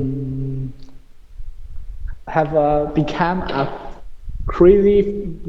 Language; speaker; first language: English; non-native, learner; Chinese